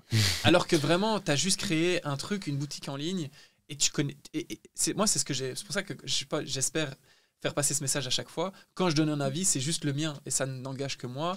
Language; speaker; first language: French; native; French